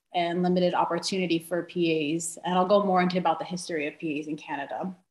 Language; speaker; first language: English; native; English